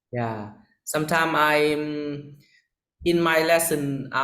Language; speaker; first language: English; non-native, learner; Vietnamese